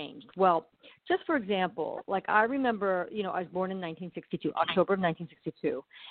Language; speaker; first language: English; native; English